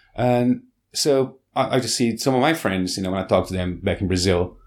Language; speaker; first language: English; non-native, fluent; Portuguese